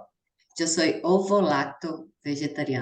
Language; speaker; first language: Spanish; non-native, learner; Portuguese